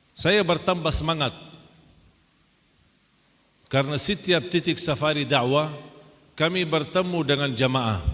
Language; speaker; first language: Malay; non-native, fluent; Arabic